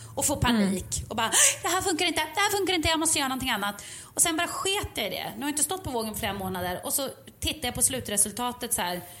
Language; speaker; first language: Swedish; native; Swedish